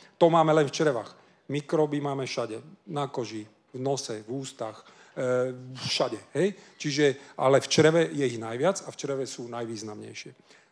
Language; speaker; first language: Slovak; non-native, local second language; Hungarian